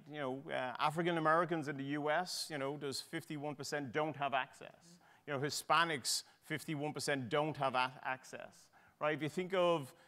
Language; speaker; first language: English; native; English